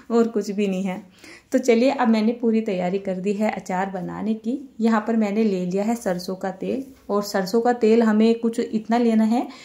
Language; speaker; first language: Hindi; native; Hindi